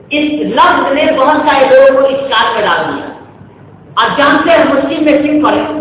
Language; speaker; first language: Urdu; native; Urdu